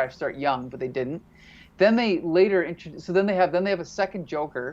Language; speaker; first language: English; native; English